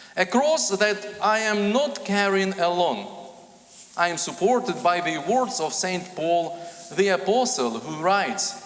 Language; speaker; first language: English; non-native, fluent; Ukrainian